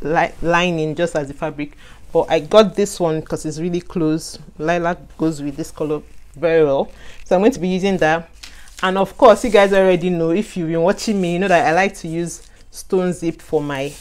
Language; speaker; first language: English; non-native, local second language; Igbo